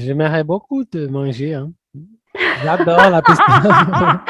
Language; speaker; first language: French; non-native, fluent; Portuguese